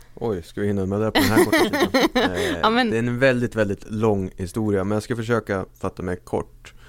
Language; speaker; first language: Swedish; native; Swedish